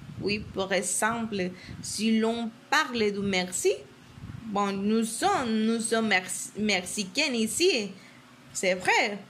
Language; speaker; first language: French; non-native, learner; Spanish